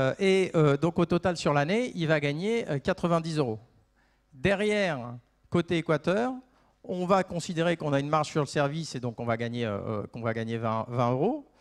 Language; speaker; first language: French; native; French